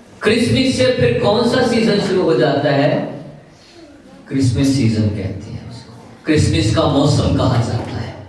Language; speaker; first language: Urdu; non-native, local second language; Punjabi